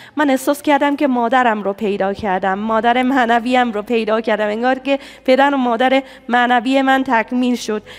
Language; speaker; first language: Persian; non-native, fluent; Japanese